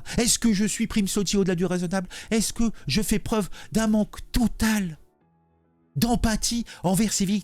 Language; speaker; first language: French; native; French